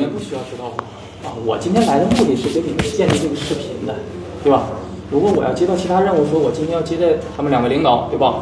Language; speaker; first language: Chinese; native; Chinese